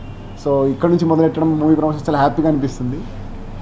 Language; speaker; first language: Telugu; native; Telugu